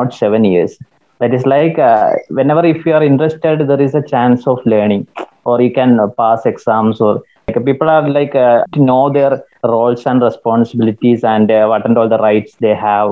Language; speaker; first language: English; non-native, local second language; Malayalam